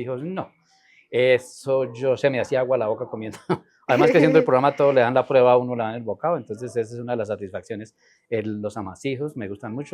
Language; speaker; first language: Spanish; native; Spanish